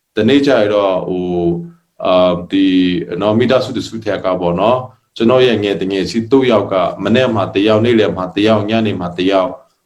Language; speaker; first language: Burmese; non-native, local second language; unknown